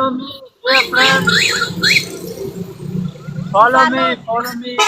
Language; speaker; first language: English; non-native, learner; Urdu